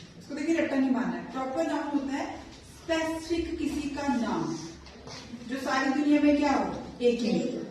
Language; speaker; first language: Hindi; native; Hindi